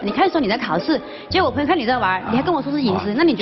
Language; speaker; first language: Chinese; native; Chinese